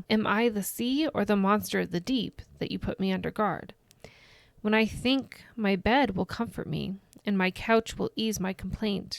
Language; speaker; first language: English; native; English